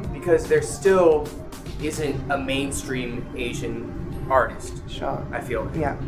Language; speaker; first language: English; native; English